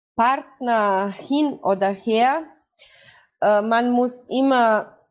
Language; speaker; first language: German; non-native, fluent; Croatian